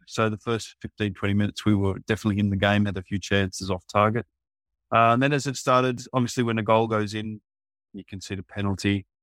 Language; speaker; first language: English; native; English